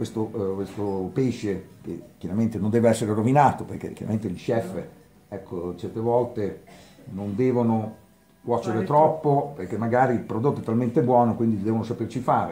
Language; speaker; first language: Italian; native; Italian